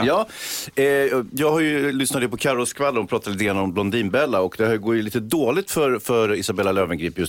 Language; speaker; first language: Swedish; native; Swedish